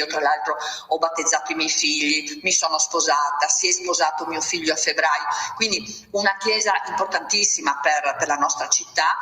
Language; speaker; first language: Italian; native; Italian